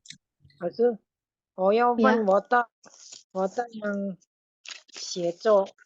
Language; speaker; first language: Chinese; non-native, learner; Indonesian